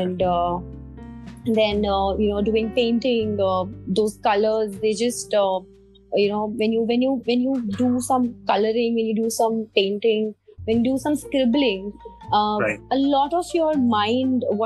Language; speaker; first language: English; non-native, local second language; Hindi